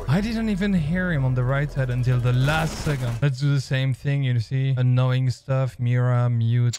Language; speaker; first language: English; non-native, fluent; French